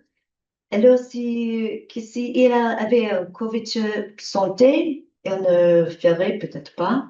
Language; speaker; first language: French; non-native, learner; English